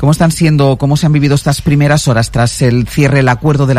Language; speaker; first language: Spanish; native; Spanish